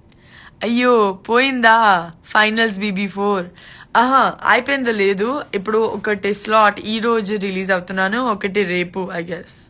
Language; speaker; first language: Telugu; non-native, learner; Gujarati